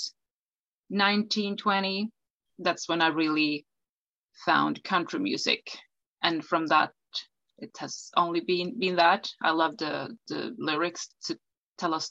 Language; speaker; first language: English; non-native, fluent; Swedish